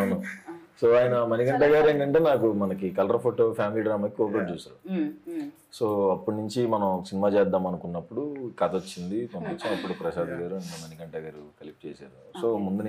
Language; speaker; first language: Telugu; native; Telugu